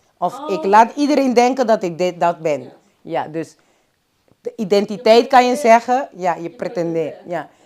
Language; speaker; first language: Dutch; non-native, local second language; Papiamento